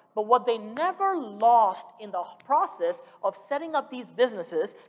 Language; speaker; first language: English; early bilingual, other home language; Malayalam